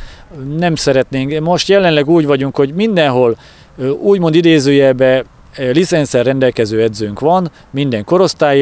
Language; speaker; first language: Hungarian; native; Hungarian